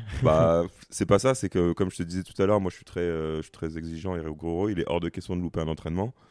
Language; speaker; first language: French; native; French